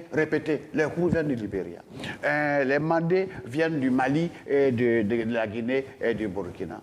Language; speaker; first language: French; non-native, local second language; Dyula